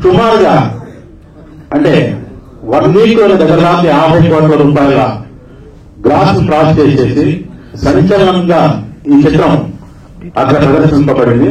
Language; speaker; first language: Telugu; native; Telugu